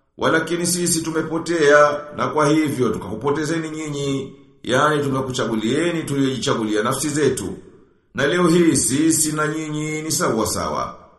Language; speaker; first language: Swahili; native; Swahili